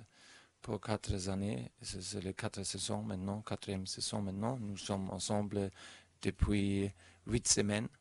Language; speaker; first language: French; non-native, learner; German